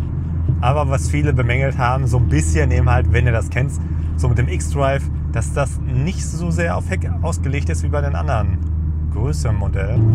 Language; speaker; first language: German; native; German